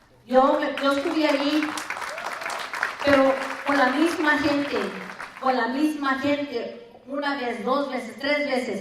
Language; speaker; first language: Spanish; early bilingual, heritage; Spanish